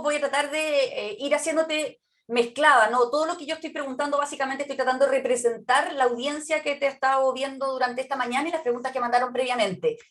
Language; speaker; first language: Spanish; native; Spanish